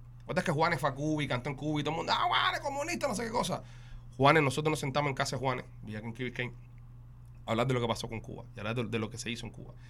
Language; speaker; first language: Spanish; native; Spanish